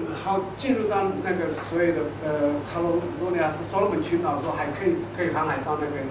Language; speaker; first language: Chinese; non-native, local second language; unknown